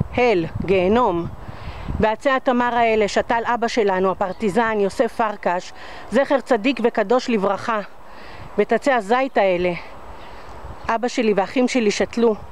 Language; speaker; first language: Hebrew; native; Hebrew